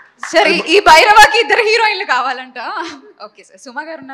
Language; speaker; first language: Telugu; native; Telugu